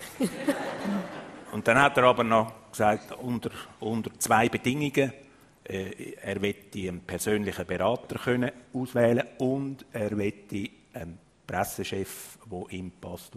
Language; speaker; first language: German; native; German